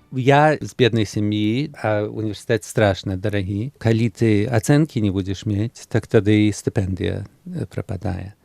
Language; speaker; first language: Belarusian; early bilingual, heritage; Belarusian